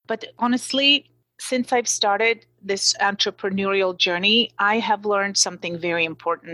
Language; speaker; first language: English; non-native, fluent; Slovak